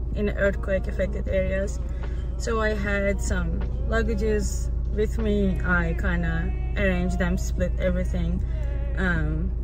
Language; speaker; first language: English; non-native, fluent; Turkish